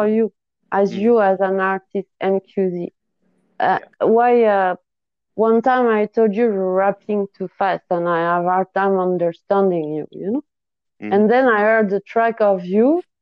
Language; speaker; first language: English; non-native, fluent; French